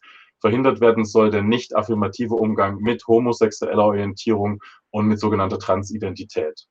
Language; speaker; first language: German; native; German